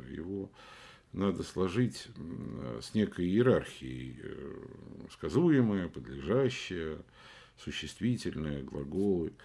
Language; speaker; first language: Russian; native; Russian